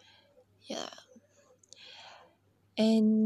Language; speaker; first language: English; non-native, learner; Malay